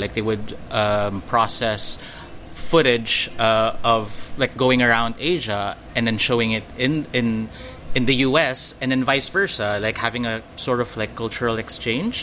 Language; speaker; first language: English; non-native, local second language; Filipino